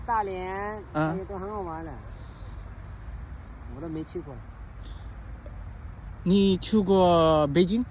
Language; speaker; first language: Chinese; non-native, learner; Bangla